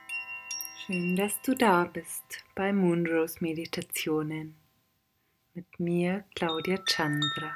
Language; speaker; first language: German; native; German